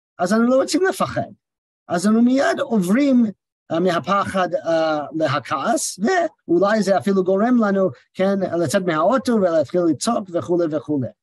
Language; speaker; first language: Hebrew; non-native, fluent; English